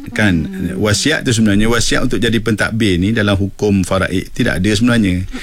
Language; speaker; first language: Malay; native; Malay